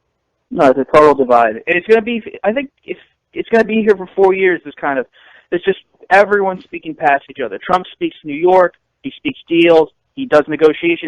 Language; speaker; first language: English; native; English